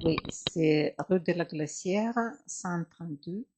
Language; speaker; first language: French; non-native, fluent; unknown